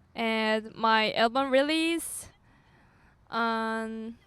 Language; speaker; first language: English; non-native, learner; Korean